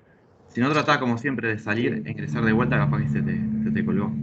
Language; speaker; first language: Spanish; native; Spanish